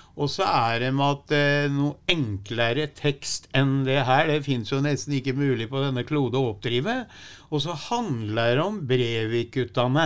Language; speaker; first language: Norwegian; native; Norwegian